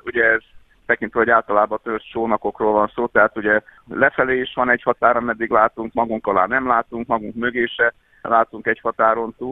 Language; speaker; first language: Hungarian; native; Hungarian